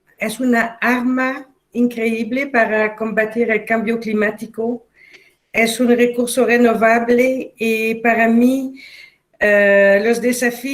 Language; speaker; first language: Spanish; non-native, fluent; French